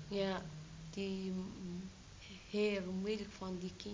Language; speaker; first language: Dutch; non-native, learner; Arabic